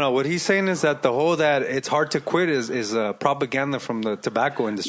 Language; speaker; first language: English; early bilingual, other home language; Spanish